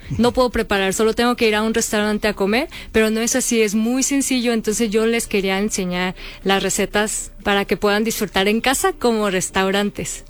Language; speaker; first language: Spanish; early bilingual, other home language; Korean